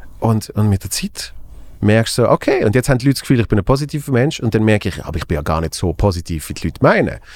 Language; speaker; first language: German; native; German